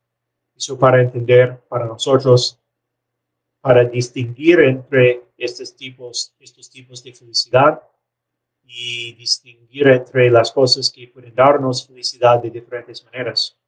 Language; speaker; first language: Spanish; non-native, learner; English